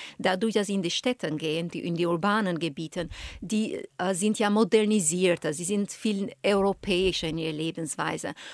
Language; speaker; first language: German; non-native, fluent; Albanian